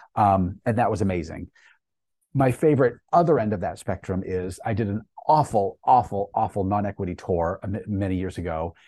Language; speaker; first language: English; native; English